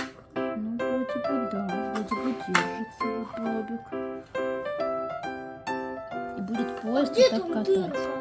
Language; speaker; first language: Russian; native; Russian